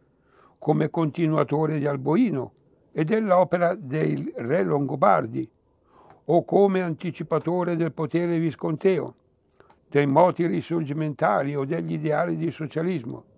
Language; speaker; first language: Italian; native; Italian